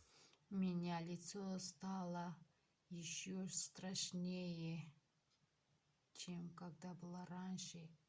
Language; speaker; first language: Russian; non-native, local second language; Tajik